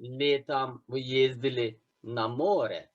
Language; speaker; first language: Russian; non-native, fluent; Turkish